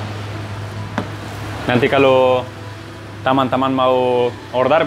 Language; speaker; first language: Indonesian; non-native, learner; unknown